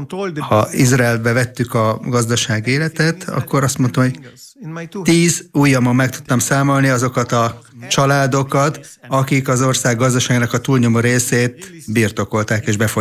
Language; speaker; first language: Hungarian; non-native, fluent; Hebrew